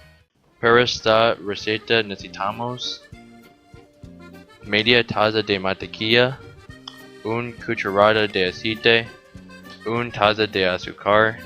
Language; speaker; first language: Spanish; non-native, learner; English